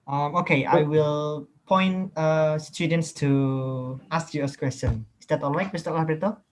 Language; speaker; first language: English; non-native, learner; Indonesian